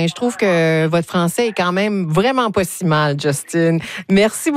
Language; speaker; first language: French; native; French